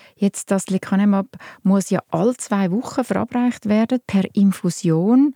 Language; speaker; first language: German; native; German